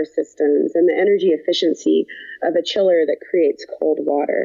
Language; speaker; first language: English; native; English